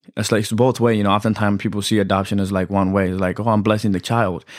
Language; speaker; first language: English; early bilingual, other home language; Amharic